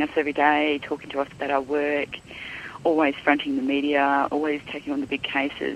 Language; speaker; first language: English; native; English